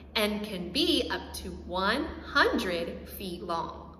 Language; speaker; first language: English; native; English